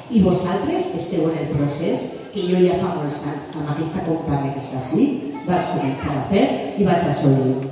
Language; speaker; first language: Catalan; non-native, local second language; Spanish